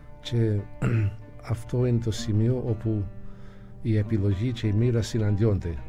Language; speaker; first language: Greek; non-native, fluent; English